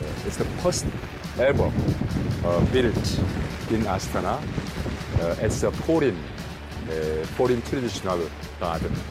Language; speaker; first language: English; non-native, learner; Korean